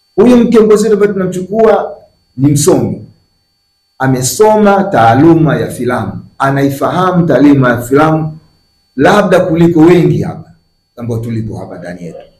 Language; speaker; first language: Swahili; native; Swahili